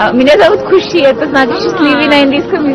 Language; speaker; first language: Russian; non-native, learner; Hindi